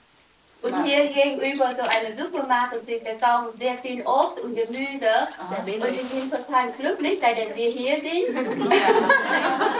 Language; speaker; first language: German; non-native, learner; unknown